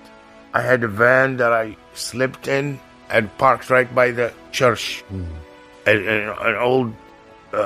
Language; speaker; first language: English; non-native, fluent; Arabic